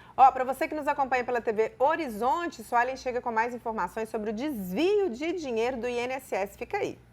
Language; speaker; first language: Portuguese; native; Portuguese